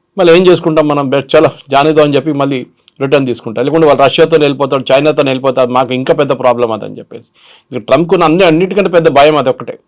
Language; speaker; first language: Telugu; non-native, local second language; Malayalam